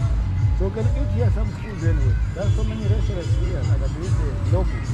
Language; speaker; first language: English; non-native, fluent; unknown